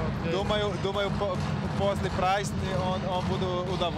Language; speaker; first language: Russian; non-native, learner; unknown